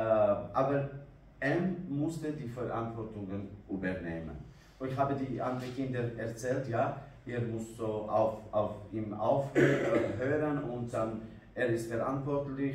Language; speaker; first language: German; non-native, learner; Kurdish